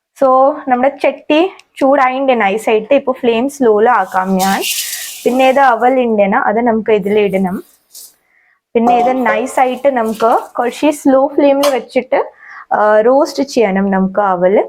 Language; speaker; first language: Malayalam; non-native, learner; Kannada